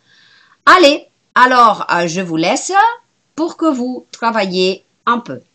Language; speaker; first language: French; non-native, fluent; Spanish